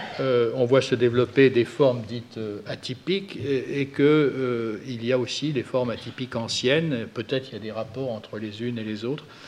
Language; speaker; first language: French; native; French